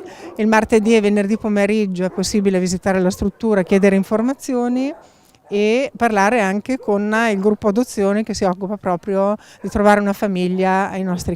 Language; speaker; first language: Italian; native; Italian